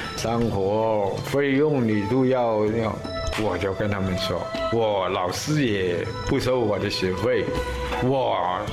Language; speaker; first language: Chinese; native; Chinese